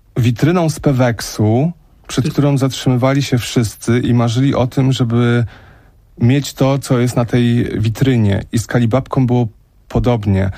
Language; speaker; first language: Polish; native; Polish